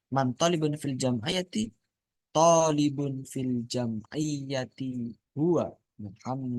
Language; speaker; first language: Arabic; non-native, fluent; Indonesian